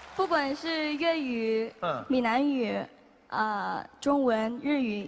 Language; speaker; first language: Chinese; non-native, learner; Thai